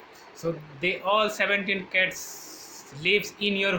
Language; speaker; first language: English; non-native, learner; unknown